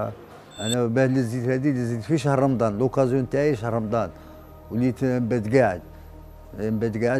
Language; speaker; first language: Arabic; native; Arabic